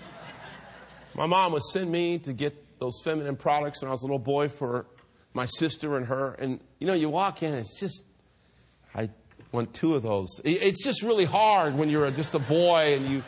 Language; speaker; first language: English; native; English